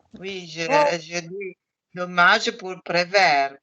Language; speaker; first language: French; non-native, fluent; Italian